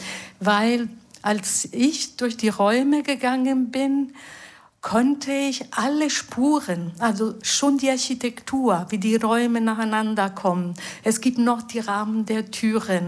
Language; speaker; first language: German; non-native, fluent; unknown